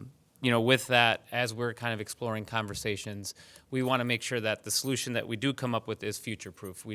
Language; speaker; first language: English; early bilingual, other home language; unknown